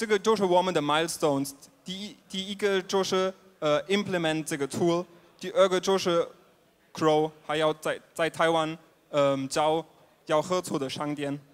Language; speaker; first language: Chinese; non-native, fluent; German